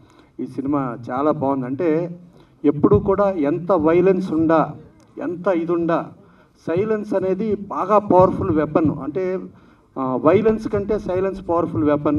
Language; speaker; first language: Telugu; native; Telugu